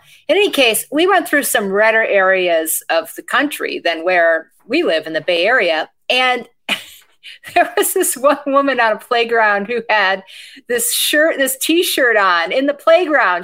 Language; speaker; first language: English; native; English